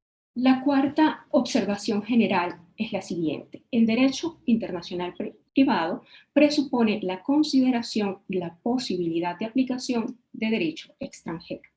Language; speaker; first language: Spanish; native; Spanish